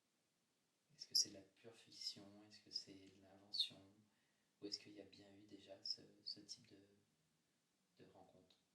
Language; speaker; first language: French; native; French